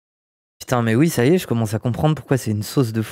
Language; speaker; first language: French; native; French